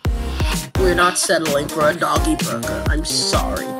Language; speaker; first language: English; native; English